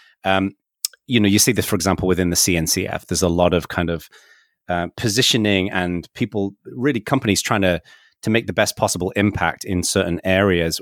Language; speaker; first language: English; native; English